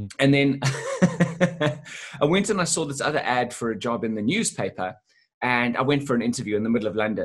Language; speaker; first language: English; native; English